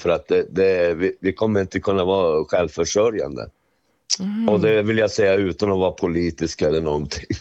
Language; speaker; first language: Swedish; native; Swedish